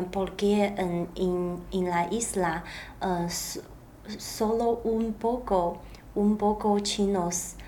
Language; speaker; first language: Spanish; non-native, learner; Chinese